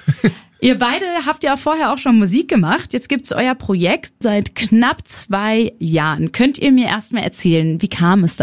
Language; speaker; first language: German; native; German